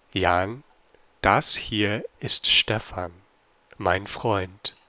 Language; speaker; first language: German; non-native, fluent; English